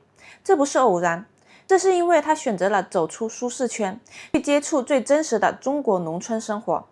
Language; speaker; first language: Chinese; native; Chinese